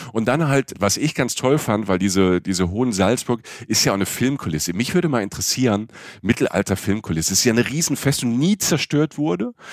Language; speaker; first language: German; native; German